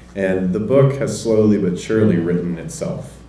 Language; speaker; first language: English; native; English